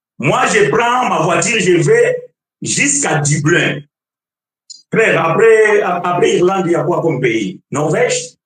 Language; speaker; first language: French; non-native, fluent; Portuguese